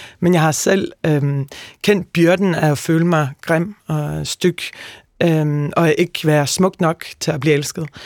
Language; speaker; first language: Danish; early bilingual, heritage; Norwegian